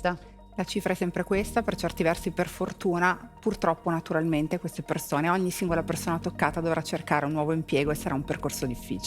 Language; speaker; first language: Italian; native; Italian